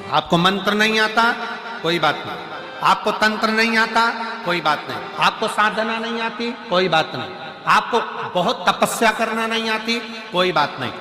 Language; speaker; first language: Hindi; native; Hindi